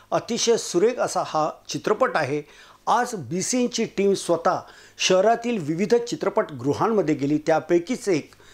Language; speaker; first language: Marathi; native; Marathi